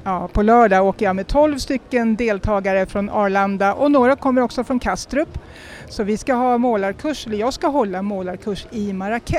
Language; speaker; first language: Swedish; native; Swedish